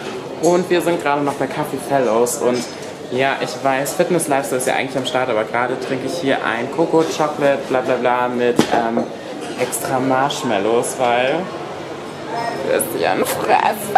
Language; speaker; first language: German; native; German